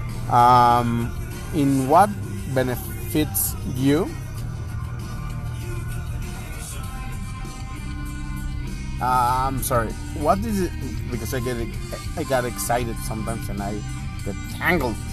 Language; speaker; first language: English; non-native, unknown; Spanish